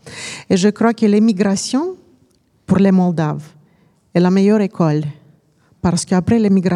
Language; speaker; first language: French; non-native, fluent; Romanian